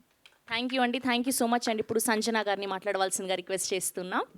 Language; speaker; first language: Telugu; native; Telugu